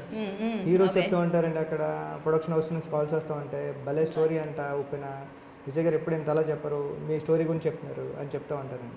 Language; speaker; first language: Telugu; native; Telugu